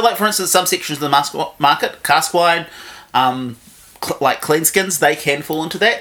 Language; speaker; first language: English; native; English